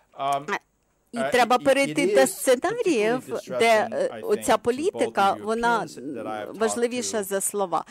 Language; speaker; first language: Ukrainian; non-native, fluent; English